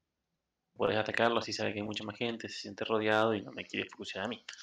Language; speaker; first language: Spanish; native; Spanish